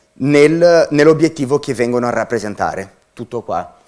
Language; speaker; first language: Italian; non-native, fluent; Portuguese